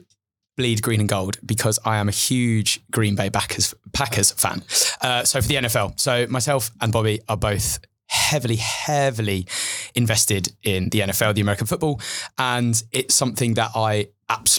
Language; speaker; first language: English; native; English